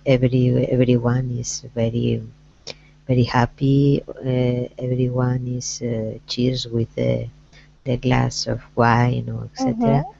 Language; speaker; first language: English; non-native, learner; Spanish